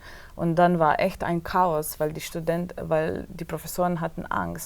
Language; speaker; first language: German; non-native, fluent; Slovenian